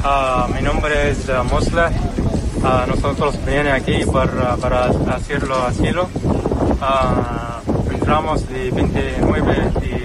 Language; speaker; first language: Spanish; non-native, learner; Arabic